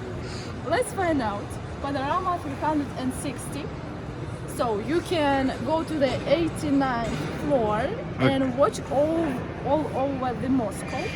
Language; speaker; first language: English; non-native, learner; Russian